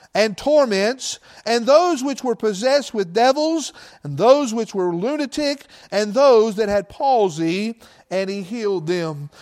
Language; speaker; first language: English; native; English